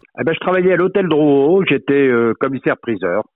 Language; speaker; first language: French; native; French